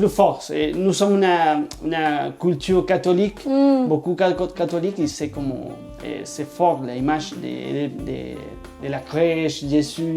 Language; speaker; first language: French; non-native, learner; Spanish